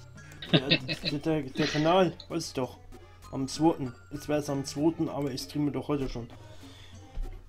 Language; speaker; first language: German; native; German